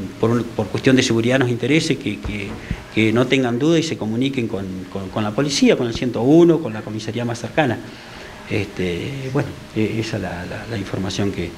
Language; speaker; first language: Spanish; native; Spanish